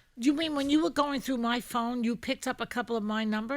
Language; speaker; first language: English; native; English